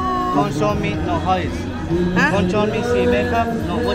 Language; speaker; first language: English; non-native, fluent; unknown